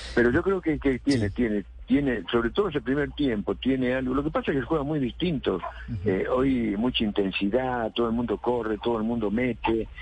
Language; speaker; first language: Spanish; native; Spanish